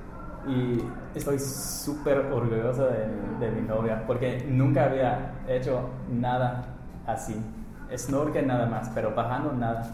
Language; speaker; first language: Spanish; non-native, fluent; English